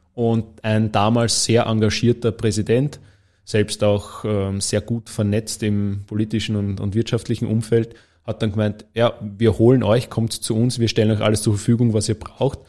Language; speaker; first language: German; native; German